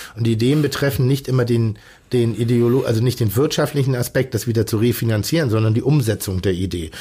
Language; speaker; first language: German; native; German